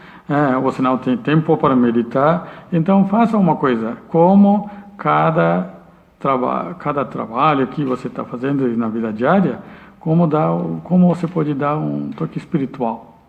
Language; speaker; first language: Portuguese; non-native, learner; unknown